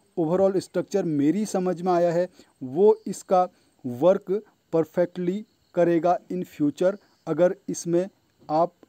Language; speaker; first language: Hindi; native; Hindi